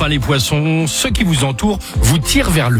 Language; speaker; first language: French; native; French